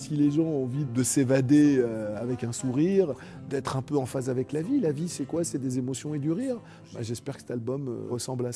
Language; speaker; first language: French; native; French